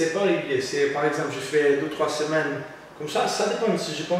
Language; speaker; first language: French; non-native, learner; Portuguese